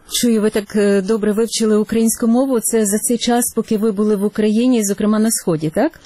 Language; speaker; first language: Ukrainian; native; Ukrainian